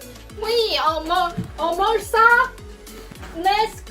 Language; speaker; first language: French; non-native, learner; Chinese